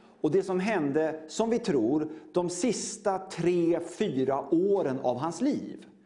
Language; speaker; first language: Swedish; native; Swedish